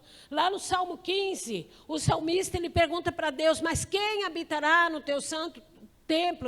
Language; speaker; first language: Portuguese; native; Portuguese